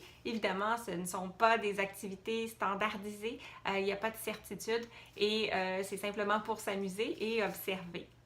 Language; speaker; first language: French; native; French